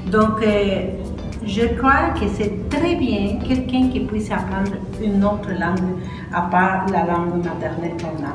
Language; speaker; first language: French; non-native, fluent; Spanish